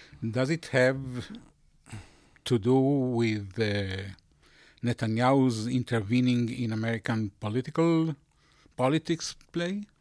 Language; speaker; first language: English; non-native, fluent; Hebrew